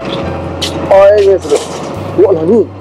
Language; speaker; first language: Japanese; native; Japanese